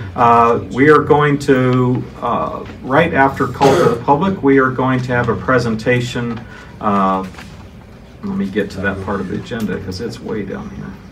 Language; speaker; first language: English; native; English